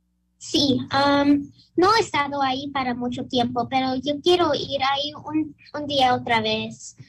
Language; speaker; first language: Spanish; early bilingual, heritage; Spanish